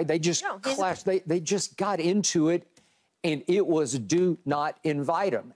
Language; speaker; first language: English; native; English